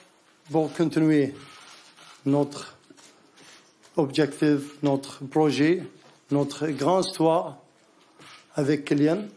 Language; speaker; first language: French; non-native, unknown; Arabic